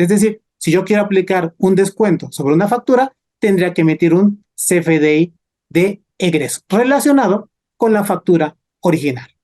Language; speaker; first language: Spanish; native; Spanish